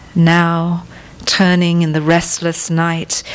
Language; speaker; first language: English; non-native, local second language; Tamil